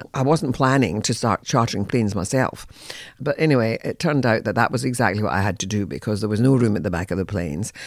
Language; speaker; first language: English; native; English